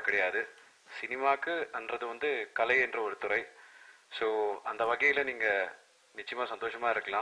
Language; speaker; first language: Tamil; native; Tamil